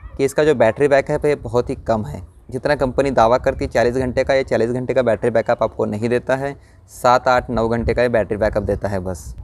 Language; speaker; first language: Hindi; non-native, local second language; Marathi